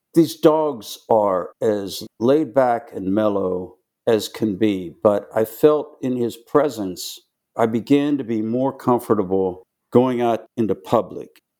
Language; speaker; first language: English; native; English